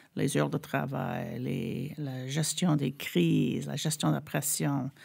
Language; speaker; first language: French; non-native, fluent; English